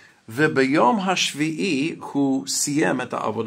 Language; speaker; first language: Hebrew; non-native, fluent; English